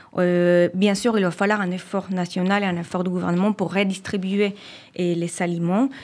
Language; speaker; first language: French; non-native, fluent; Spanish